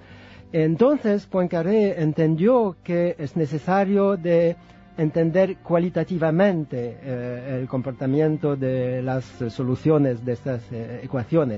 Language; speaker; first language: Spanish; non-native, fluent; French